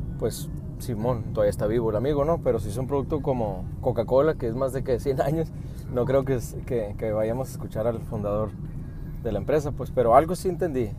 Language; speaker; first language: Spanish; early bilingual, heritage; Spanish